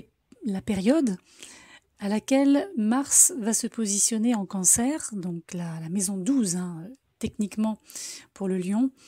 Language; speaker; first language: French; native; French